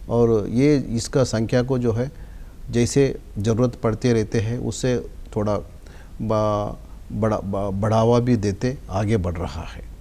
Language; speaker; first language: Hindi; non-native, local second language; Telugu